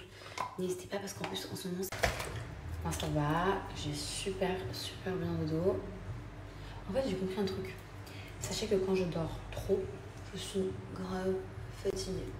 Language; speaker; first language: French; native; French